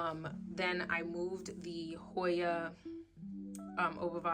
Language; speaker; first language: English; native; English